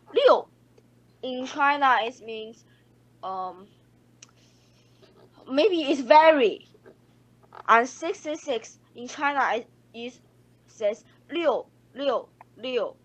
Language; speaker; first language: English; non-native, learner; Chinese